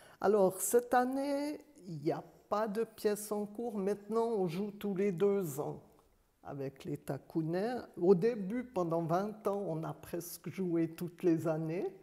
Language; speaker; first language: French; native; French